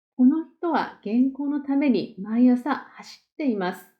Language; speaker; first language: Japanese; non-native, fluent; Korean